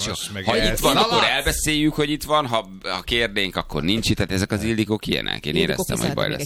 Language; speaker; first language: Hungarian; native; Hungarian